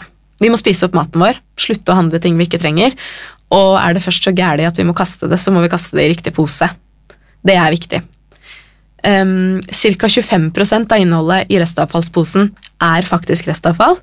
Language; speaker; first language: Norwegian; native; Norwegian